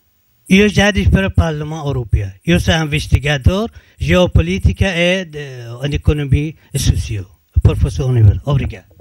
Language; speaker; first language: Portuguese; non-native, learner; Turkish